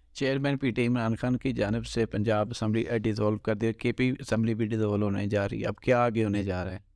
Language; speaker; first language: Urdu; non-native, local second language; Punjabi